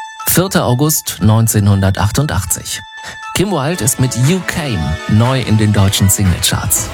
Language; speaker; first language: German; native; German